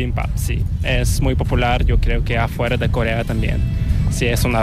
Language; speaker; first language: Spanish; non-native, fluent; Korean